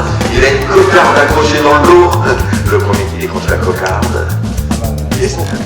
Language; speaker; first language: French; native; French